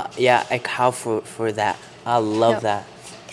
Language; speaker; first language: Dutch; non-native, learner; English